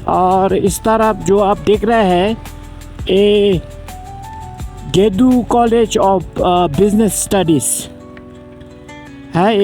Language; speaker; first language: Hindi; non-native, fluent; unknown